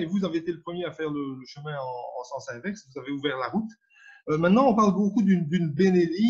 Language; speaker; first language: French; native; French